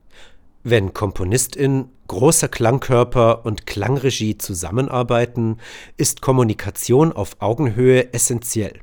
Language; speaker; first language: German; native; German